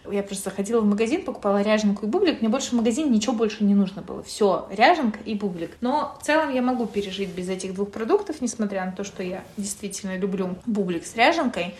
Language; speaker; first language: Russian; native; Russian